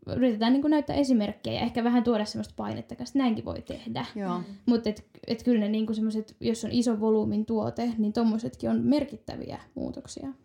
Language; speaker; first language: Finnish; native; Finnish